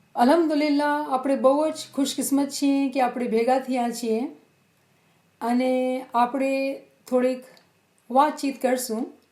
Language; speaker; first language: Gujarati; early bilingual, heritage; Gujarati